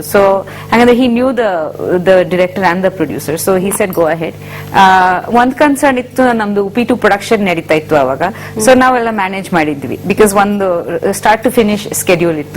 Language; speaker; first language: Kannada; non-native, fluent; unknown